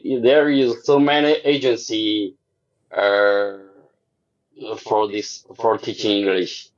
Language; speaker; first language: English; non-native, learner; Chinese